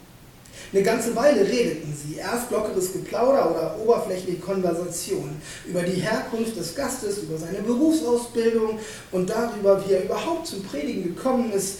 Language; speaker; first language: German; native; German